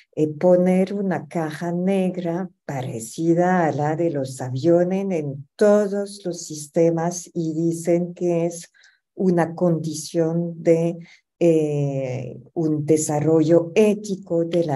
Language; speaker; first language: Spanish; non-native, fluent; French